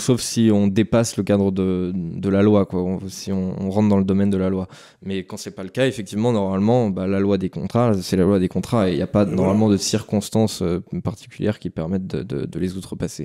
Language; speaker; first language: French; native; French